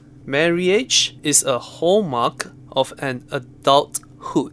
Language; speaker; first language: English; non-native, local second language; Chinese